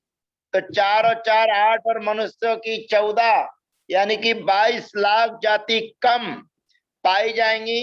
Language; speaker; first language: Hindi; native; Hindi